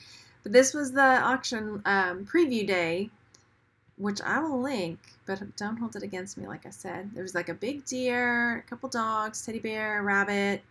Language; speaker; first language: English; native; English